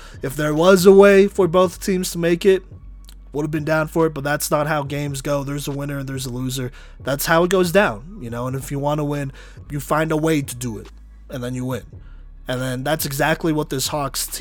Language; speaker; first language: English; native; English